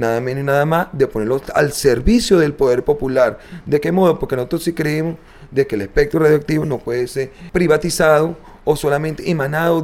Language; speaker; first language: Spanish; native; Spanish